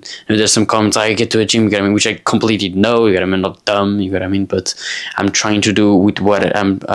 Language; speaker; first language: English; non-native, fluent; Portuguese